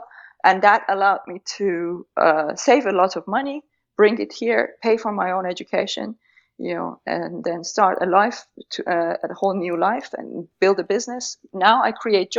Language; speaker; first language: English; non-native, fluent; Persian